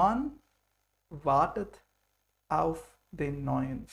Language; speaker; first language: German; non-native, fluent; English